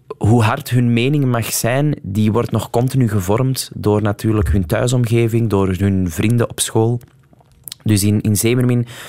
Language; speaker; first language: Dutch; non-native, local second language; Arabic